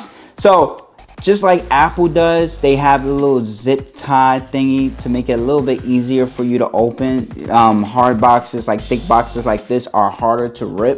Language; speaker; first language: English; native; English